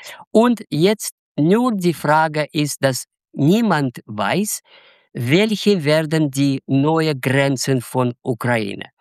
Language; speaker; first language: German; non-native, fluent; Russian